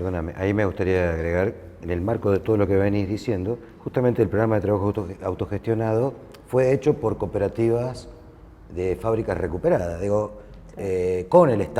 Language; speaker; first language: Spanish; native; Spanish